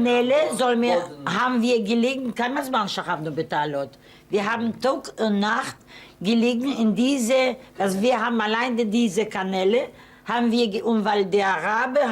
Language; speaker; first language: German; non-native, fluent; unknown